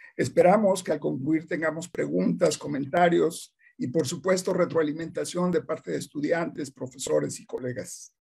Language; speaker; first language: Spanish; native; Spanish